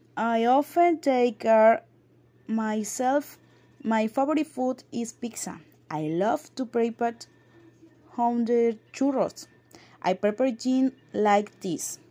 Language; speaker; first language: English; non-native, learner; Spanish